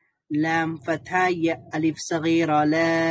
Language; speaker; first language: Arabic; non-native, learner; Bangla